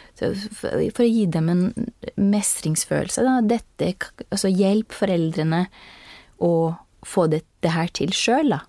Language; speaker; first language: Norwegian; non-native, fluent; Portuguese